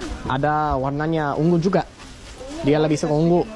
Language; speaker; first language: Indonesian; non-native, learner; English